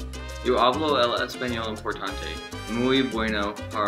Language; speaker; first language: Spanish; non-native, learner; English